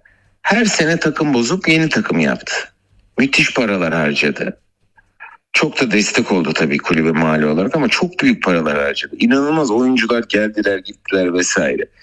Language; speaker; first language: Turkish; native; Turkish